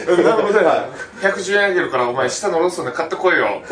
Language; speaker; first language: Japanese; native; Japanese